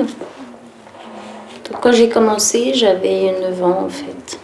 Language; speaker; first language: French; early bilingual, other home language; Tachelhit